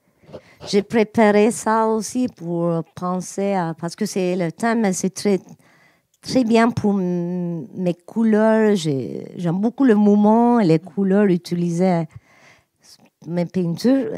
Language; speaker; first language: French; non-native, learner; Turkish